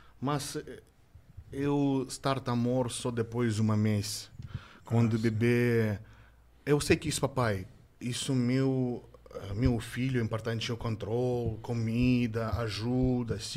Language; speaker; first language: Portuguese; non-native, learner; Russian